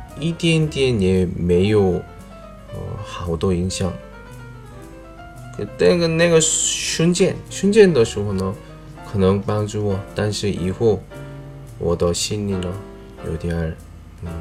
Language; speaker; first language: Chinese; non-native, learner; Korean